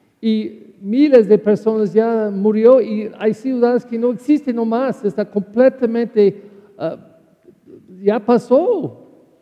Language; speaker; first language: Spanish; non-native, learner; English